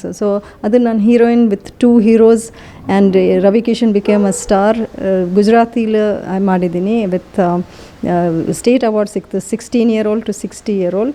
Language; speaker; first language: Kannada; non-native, learner; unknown